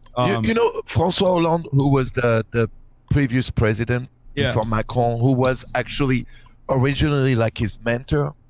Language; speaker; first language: English; non-native, fluent; French